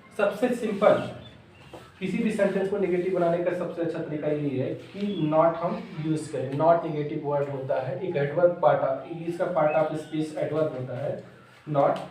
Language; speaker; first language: Hindi; native; Hindi